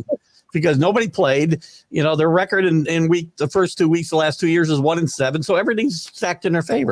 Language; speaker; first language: English; native; English